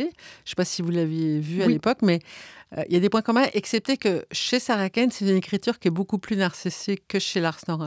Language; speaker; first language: French; native; French